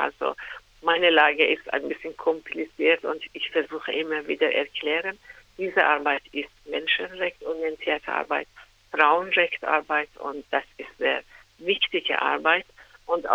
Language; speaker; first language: German; non-native, fluent; Persian